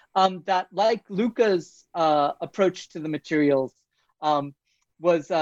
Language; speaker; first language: English; native; English